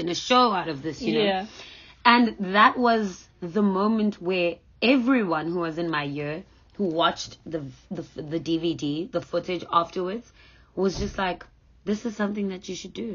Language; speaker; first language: English; non-native, local second language; Zulu